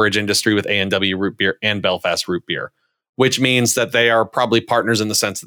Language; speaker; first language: English; native; English